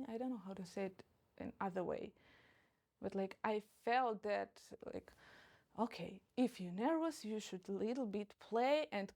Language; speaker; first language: English; non-native, fluent; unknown